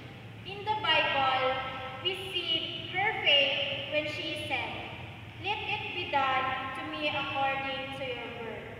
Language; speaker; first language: English; non-native, local second language; Hiligaynon